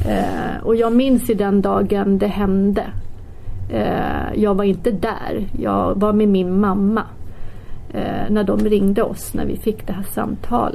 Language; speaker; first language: Swedish; early bilingual, other home language; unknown